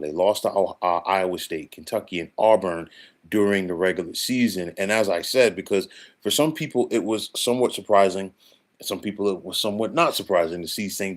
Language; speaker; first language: English; native; English